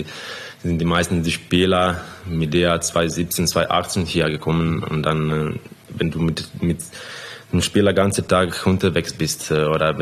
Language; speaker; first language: German; non-native, fluent; Croatian